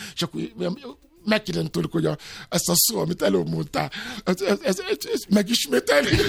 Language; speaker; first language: Hungarian; non-native, learner; Yoruba